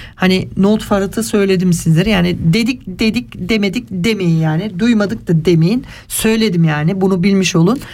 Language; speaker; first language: Turkish; early bilingual, heritage; Turkish